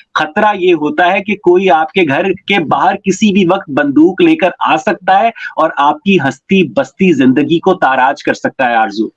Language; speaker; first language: Urdu; native; Urdu